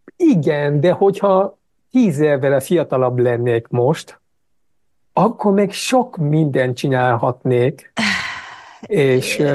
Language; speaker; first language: Hungarian; non-native, fluent; Japanese